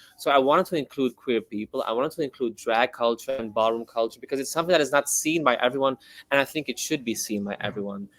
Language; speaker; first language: English; non-native, fluent; Dutch